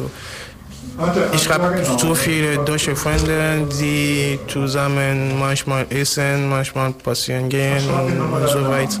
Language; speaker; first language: German; non-native, learner; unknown